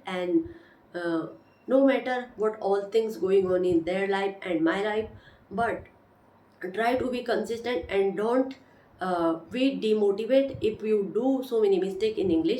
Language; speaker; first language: English; non-native, learner; Hindi